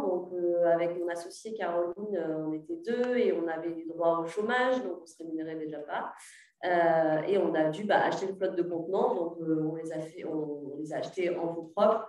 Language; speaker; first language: French; native; French